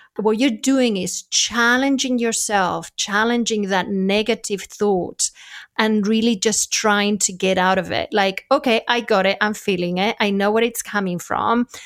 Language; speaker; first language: English; non-native, fluent; Spanish